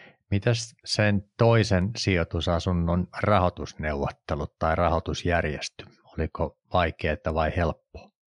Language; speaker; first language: Finnish; native; Finnish